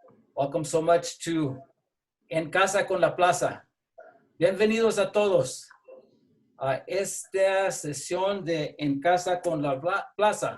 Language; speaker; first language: Spanish; early bilingual, heritage; English